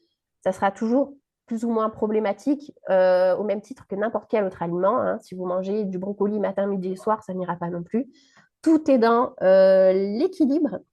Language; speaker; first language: French; native; French